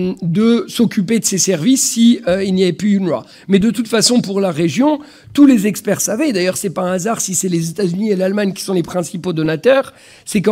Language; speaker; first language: French; native; French